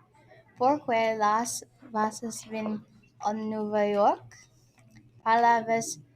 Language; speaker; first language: Spanish; non-native, learner; English